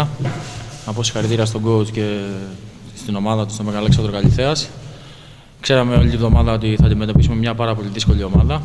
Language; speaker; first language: Greek; native; Greek